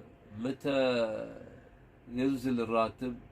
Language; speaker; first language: Arabic; non-native, fluent; Urdu